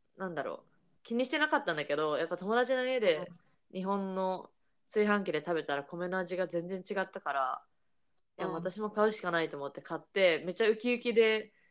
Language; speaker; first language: Japanese; native; Japanese